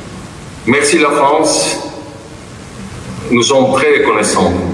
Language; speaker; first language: French; non-native, fluent; Georgian